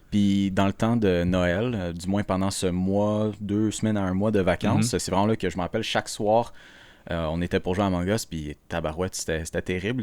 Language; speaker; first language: French; native; French